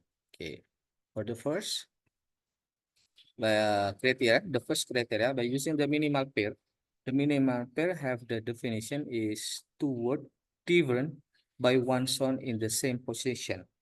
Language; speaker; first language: English; non-native, learner; Indonesian